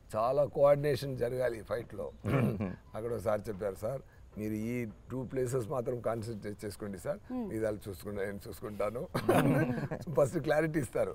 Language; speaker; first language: Telugu; non-native, local second language; Tamil